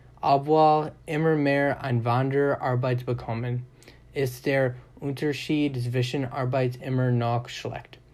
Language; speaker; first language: German; non-native, learner; English